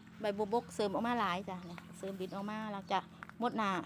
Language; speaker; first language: Thai; non-native, local second language; Lao